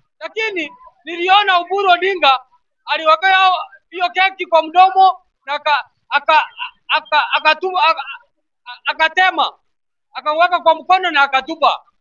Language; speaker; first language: Swahili; non-native, local second language; Gusii